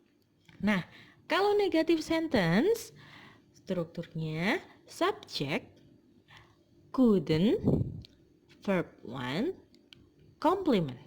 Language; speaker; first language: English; non-native, fluent; Indonesian